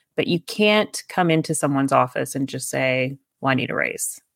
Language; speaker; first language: English; native; English